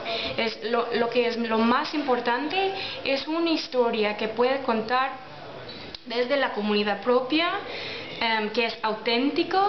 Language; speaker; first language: Spanish; non-native, learner; English